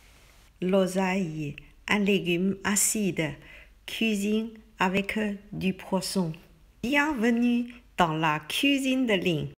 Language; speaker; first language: French; non-native, learner; Chinese